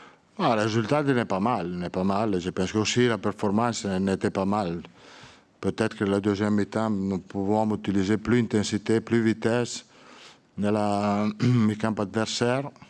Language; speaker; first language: French; non-native, learner; Italian